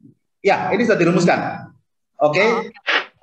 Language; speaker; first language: Indonesian; native; Indonesian